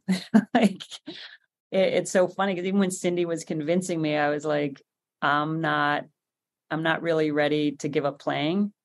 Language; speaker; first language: English; native; English